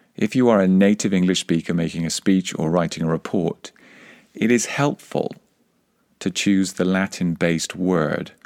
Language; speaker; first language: English; native; English